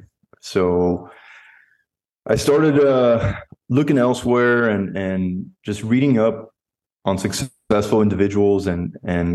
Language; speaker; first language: English; native; English